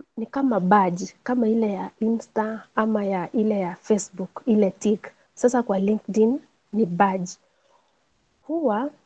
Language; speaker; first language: Swahili; non-native, local second language; Gusii